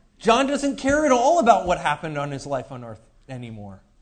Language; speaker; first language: English; native; English